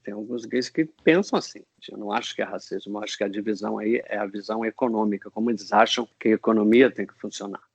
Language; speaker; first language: Portuguese; non-native, fluent; English